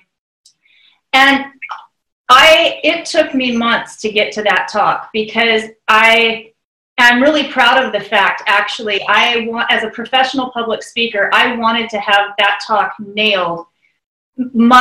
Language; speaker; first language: English; native; English